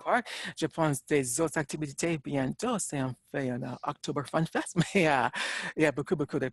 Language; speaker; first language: French; non-native, learner; English